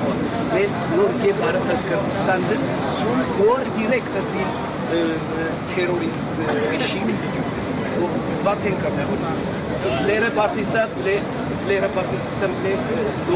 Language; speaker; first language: Norwegian; non-native, learner; Amharic